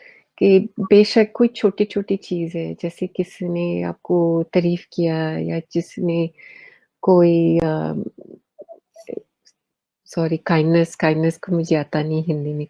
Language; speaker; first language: Hindi; early bilingual, heritage; English